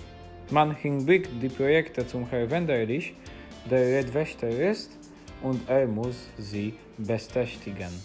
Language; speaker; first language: German; non-native, learner; Polish